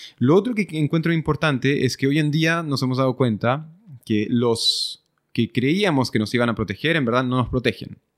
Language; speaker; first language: Spanish; early bilingual, other home language; French